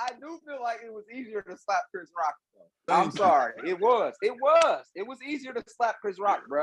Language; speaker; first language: English; native; English